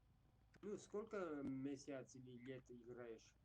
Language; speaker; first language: Russian; non-native, learner; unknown